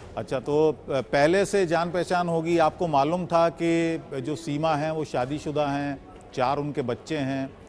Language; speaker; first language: Hindi; native; Hindi